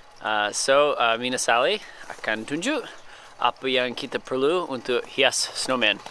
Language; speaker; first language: Malay; non-native, fluent; English